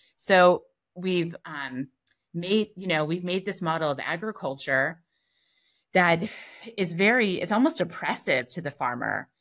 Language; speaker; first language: English; native; English